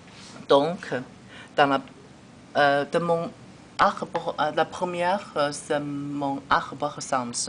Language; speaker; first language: French; non-native, learner; Chinese